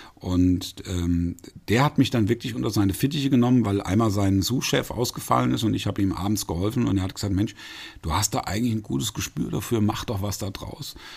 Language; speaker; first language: German; native; German